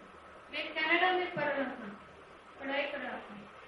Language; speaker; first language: Hindi; non-native, fluent; English